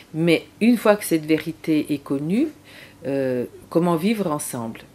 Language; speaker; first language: French; non-native, fluent; Bulgarian